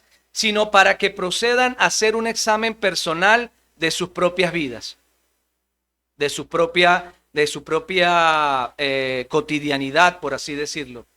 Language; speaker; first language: Spanish; native; Spanish